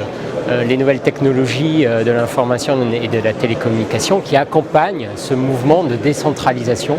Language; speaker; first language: French; native; French